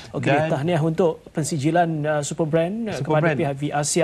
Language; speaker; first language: Malay; native; Malay